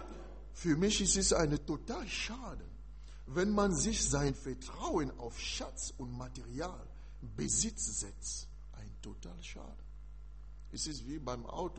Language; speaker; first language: German; non-native, learner; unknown